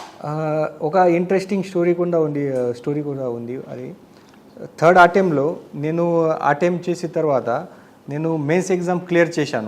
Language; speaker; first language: Telugu; non-native, fluent; Marathi